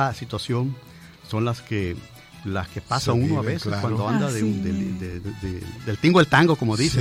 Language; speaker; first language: Spanish; native; Spanish